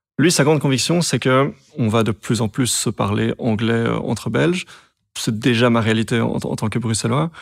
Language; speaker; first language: French; native; French